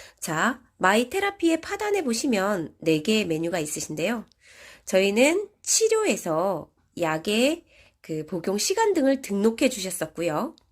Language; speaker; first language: Korean; native; Korean